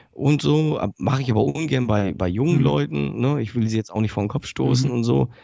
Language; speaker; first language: German; early bilingual, other home language; Polish